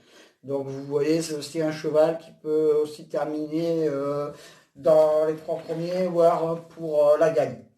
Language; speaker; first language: French; native; French